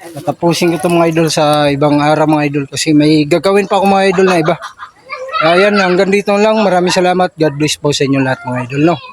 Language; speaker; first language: Filipino; non-native, local second language; Cebuano